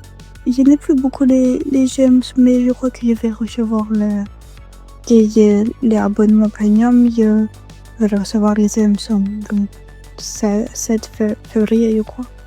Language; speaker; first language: French; non-native, learner; Spanish